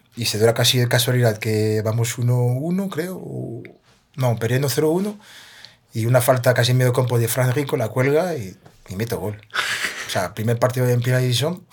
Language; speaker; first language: Spanish; non-native, fluent; French